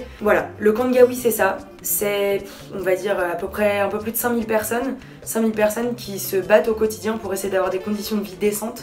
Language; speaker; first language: French; native; French